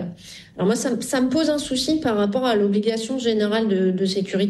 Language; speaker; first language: French; native; French